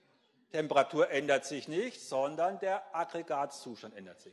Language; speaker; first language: German; native; German